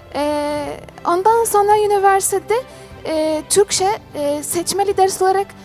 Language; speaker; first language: Turkish; non-native, fluent; Arabic